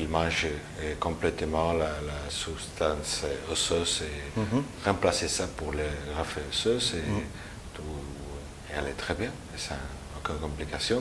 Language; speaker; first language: French; non-native, learner; Spanish